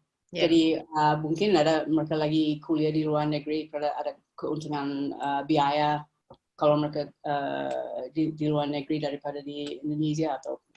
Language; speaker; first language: Indonesian; non-native, fluent; English